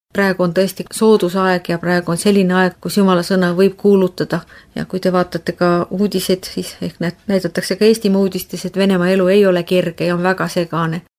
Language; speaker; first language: Estonian; native; Estonian